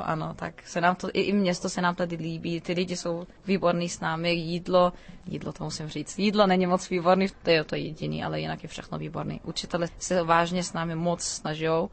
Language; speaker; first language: Czech; early bilingual, heritage; Czech